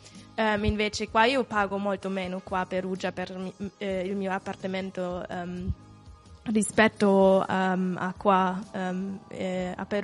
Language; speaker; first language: Italian; non-native, fluent; German